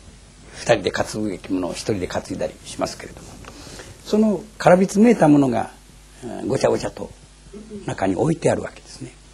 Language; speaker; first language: Japanese; native; Japanese